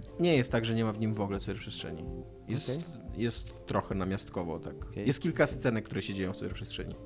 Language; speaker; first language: Polish; native; Polish